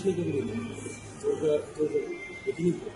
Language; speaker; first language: Russian; non-native, fluent; English